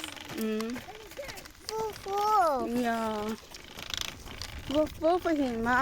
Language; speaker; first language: Swedish; non-native, learner; Filipino